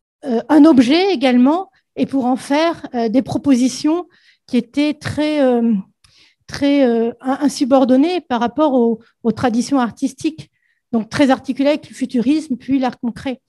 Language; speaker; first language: French; native; French